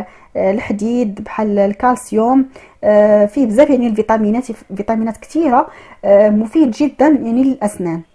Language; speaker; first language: Arabic; native; Arabic